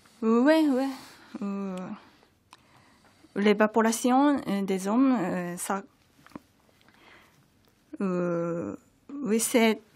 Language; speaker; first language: French; non-native, fluent; Japanese